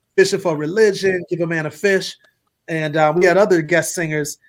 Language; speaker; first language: English; native; English